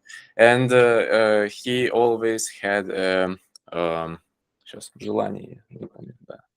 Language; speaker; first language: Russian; native; Russian